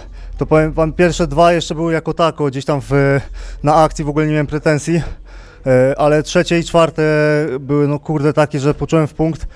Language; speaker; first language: Polish; native; Polish